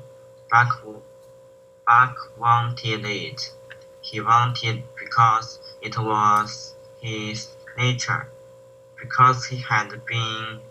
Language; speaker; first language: English; non-native, learner; Chinese